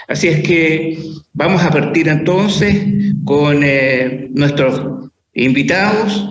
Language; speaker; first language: Spanish; native; Spanish